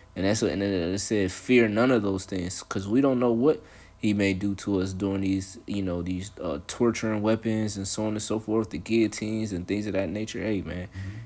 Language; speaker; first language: English; native; English